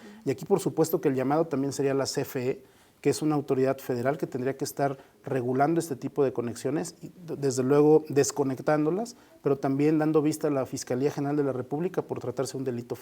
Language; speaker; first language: Spanish; native; Spanish